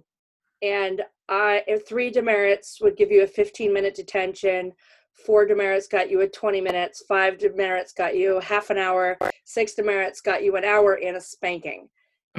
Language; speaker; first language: English; native; English